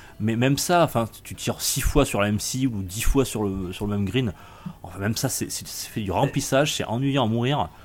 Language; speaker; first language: French; native; French